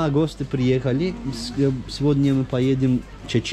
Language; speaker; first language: Russian; non-native, learner; Turkish